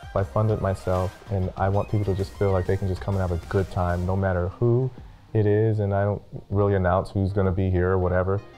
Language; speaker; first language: English; native; English